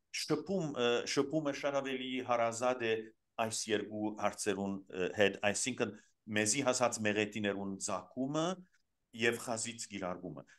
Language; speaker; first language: Armenian; early bilingual, heritage; Armenian